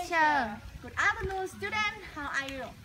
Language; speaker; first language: English; non-native, learner; Thai